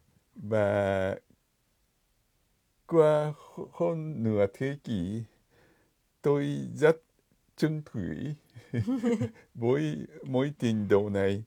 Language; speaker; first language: Vietnamese; non-native, fluent; Japanese